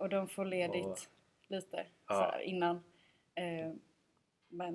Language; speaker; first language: Swedish; native; Swedish